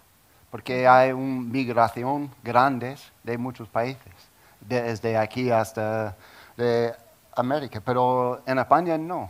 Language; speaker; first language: Spanish; non-native, learner; English